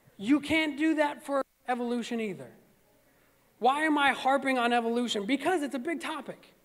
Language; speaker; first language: English; native; English